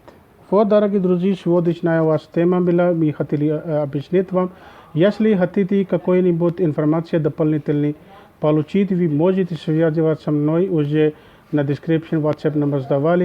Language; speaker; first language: Russian; non-native, learner; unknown